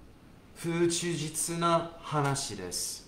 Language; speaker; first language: Japanese; non-native, fluent; English